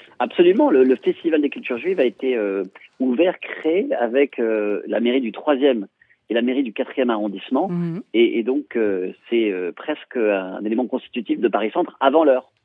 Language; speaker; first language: French; native; French